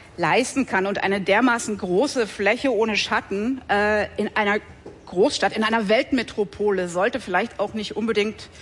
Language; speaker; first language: German; native; German